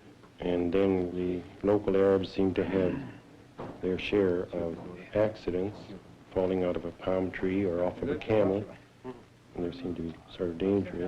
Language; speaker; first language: English; native; English